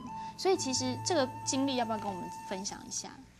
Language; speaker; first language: Chinese; native; Chinese